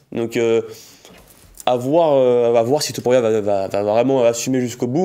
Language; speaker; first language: French; native; French